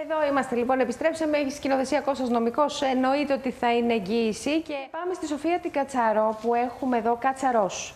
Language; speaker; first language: Greek; native; Greek